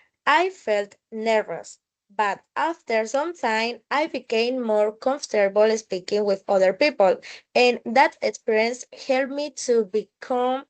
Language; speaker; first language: English; non-native, fluent; Spanish